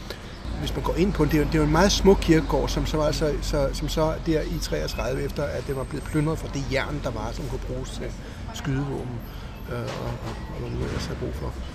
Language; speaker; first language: Danish; native; Danish